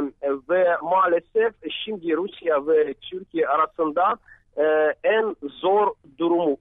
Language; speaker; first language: Turkish; non-native, fluent; Russian